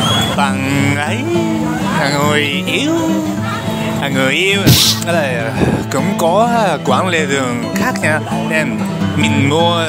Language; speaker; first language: Vietnamese; non-native, learner; Japanese